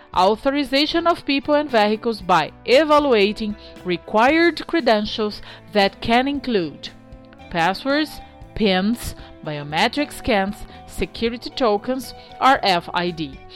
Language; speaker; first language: English; non-native, fluent; Portuguese